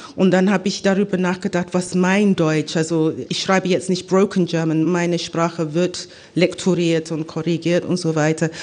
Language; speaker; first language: German; non-native, fluent; English